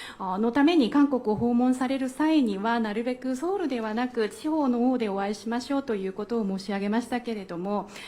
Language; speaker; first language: Japanese; native; Japanese